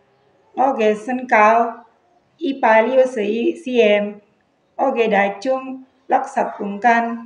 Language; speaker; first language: Cantonese; non-native, learner; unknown